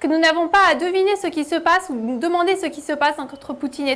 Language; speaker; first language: French; native; French